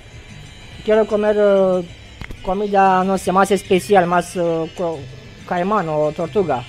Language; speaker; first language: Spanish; non-native, learner; Romanian